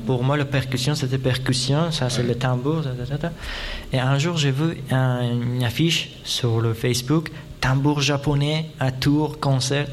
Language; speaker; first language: French; non-native, fluent; Persian